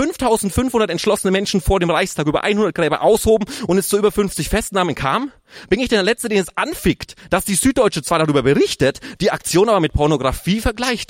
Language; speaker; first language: German; native; German